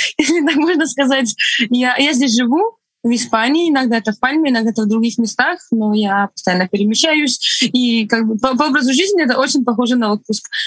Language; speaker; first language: Russian; non-native, fluent; Estonian